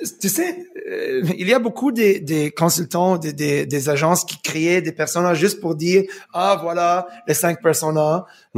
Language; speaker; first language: French; non-native, fluent; English